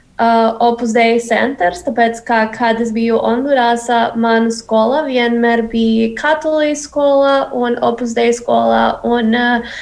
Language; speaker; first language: Latvian; non-native, learner; Spanish